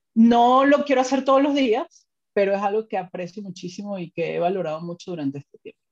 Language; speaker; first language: Spanish; native; Spanish